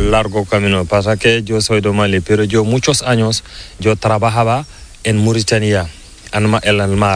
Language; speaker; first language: Spanish; non-native, learner; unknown